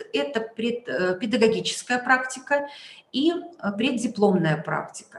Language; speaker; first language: Russian; native; Russian